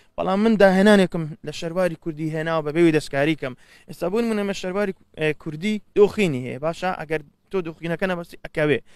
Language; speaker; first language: Central Kurdish; early bilingual, heritage; Central Kurdish